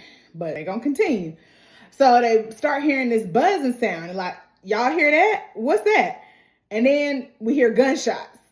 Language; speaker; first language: English; native; English